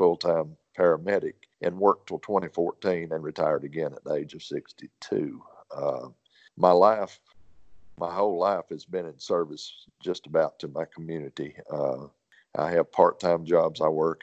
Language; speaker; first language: English; native; English